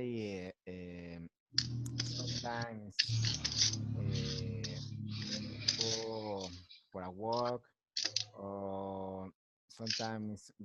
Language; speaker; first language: English; non-native, learner; Spanish